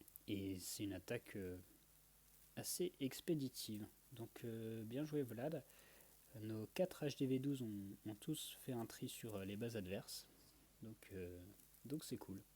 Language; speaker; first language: French; native; French